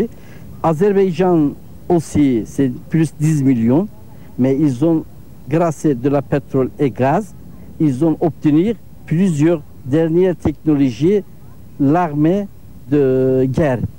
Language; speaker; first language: French; non-native, learner; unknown